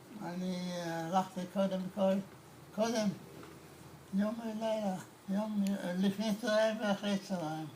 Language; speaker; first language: Hebrew; non-native, learner; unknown